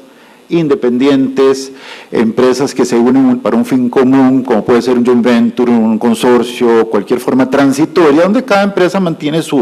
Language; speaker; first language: Spanish; native; Spanish